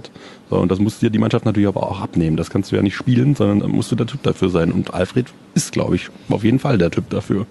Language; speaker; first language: German; native; German